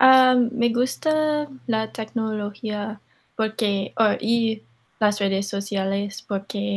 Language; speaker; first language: Spanish; non-native, learner; English